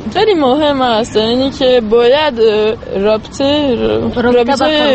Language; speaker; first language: Persian; non-native, fluent; French